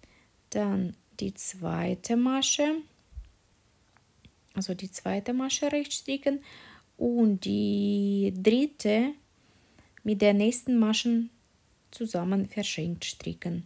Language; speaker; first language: German; non-native, fluent; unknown